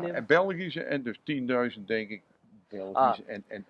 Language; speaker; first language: Dutch; native; Dutch